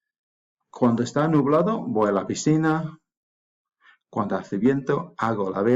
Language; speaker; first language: Spanish; non-native, fluent; English